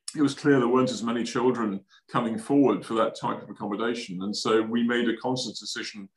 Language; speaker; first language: English; native; English